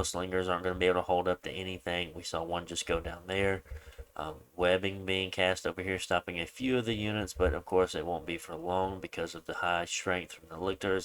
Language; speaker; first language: English; native; English